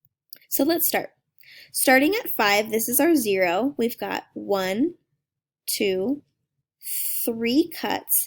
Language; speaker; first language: English; native; English